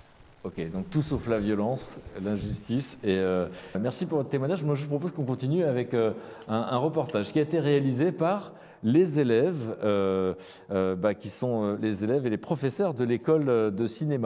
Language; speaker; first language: French; native; French